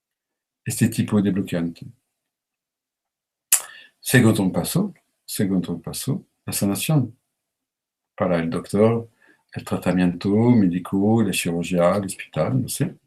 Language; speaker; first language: Spanish; non-native, learner; French